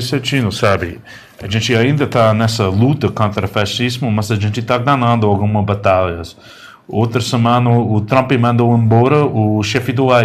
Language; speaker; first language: Portuguese; non-native, learner; English